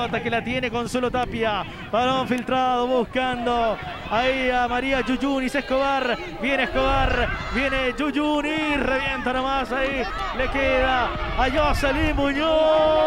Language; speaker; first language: Spanish; native; Spanish